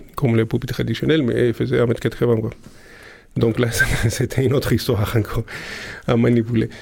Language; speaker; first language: French; non-native, fluent; Greek